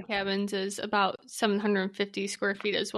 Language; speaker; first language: English; native; English